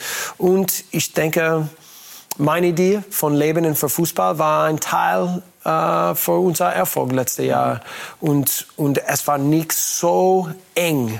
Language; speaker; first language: German; non-native, learner; English